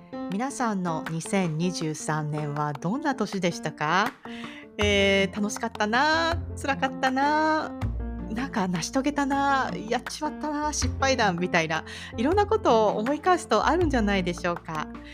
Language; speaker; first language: Japanese; native; Japanese